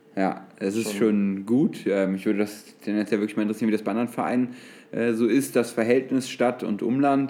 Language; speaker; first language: German; native; German